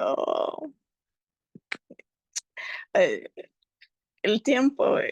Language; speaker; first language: Spanish; non-native, learner; English